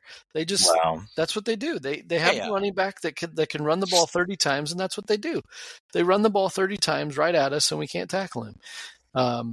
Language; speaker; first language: English; native; English